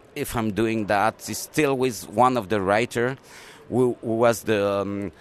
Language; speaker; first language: English; non-native, learner; French